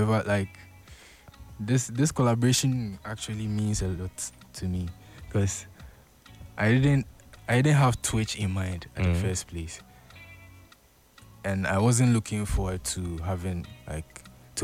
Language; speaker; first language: English; non-native, local second language; Akan